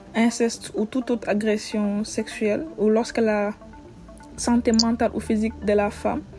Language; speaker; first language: French; non-native, local second language; Wolof